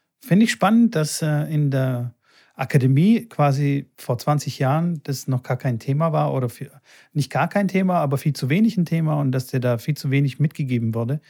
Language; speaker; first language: German; early bilingual, other home language; Bulgarian